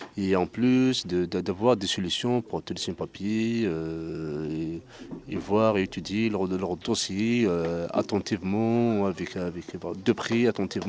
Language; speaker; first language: French; non-native, local second language; Arabic